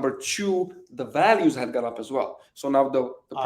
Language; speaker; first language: English; native; English